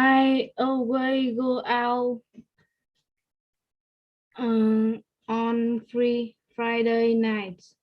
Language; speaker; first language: English; non-native, learner; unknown